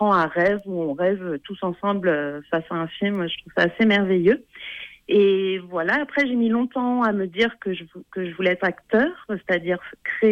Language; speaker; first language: French; native; French